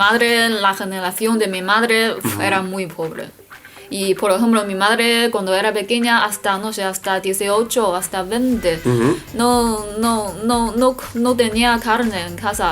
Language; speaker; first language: Spanish; non-native, learner; Chinese